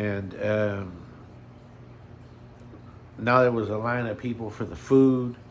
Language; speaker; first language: English; native; English